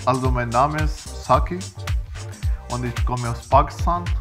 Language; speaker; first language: German; non-native, learner; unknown